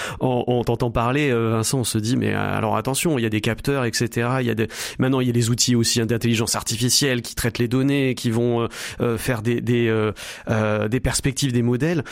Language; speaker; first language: French; native; French